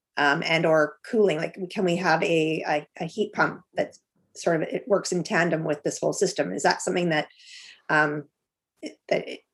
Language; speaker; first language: English; native; English